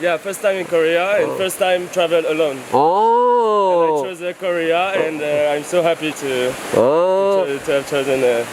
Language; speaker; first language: English; non-native, fluent; French